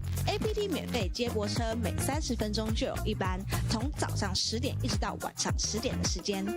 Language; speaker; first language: Chinese; native; Chinese